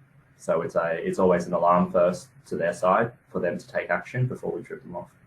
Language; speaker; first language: English; native; English